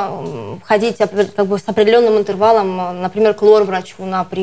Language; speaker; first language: Russian; native; Russian